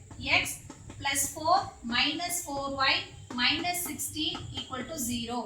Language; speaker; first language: English; non-native, local second language; Tamil